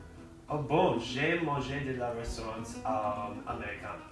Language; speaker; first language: French; non-native, learner; English